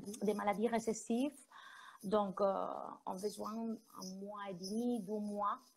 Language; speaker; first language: French; non-native, fluent; Spanish